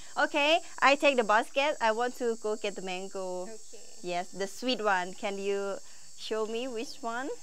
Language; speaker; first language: English; non-native, learner; Thai